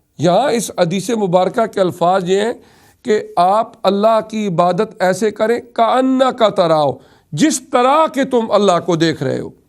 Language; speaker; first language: Urdu; non-native, local second language; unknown